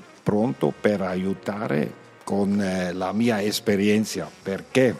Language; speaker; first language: Italian; non-native, learner; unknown